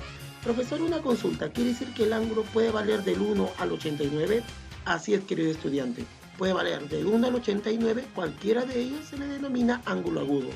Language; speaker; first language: Spanish; native; Spanish